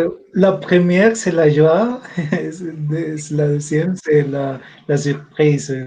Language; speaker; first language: French; non-native, learner; Spanish